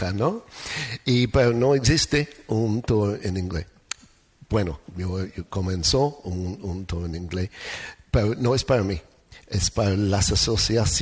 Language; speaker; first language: Spanish; non-native, learner; English